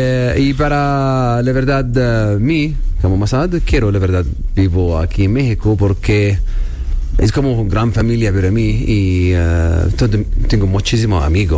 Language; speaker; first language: Spanish; non-native, learner; Arabic